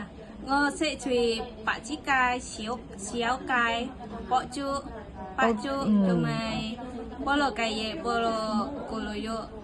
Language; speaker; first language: Cantonese; non-native, learner; Indonesian